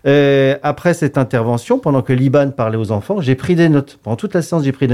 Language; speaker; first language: French; native; French